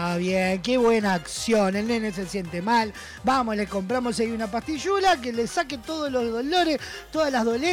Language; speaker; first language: Spanish; native; Spanish